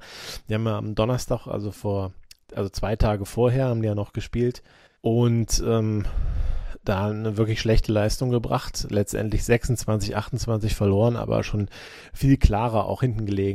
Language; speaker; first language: German; native; German